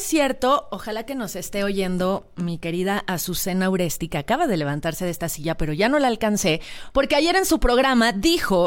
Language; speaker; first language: Spanish; native; Spanish